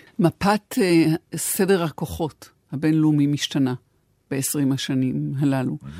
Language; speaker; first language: Hebrew; native; Hebrew